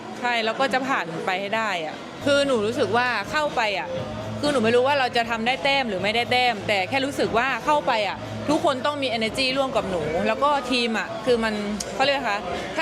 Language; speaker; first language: Thai; native; Thai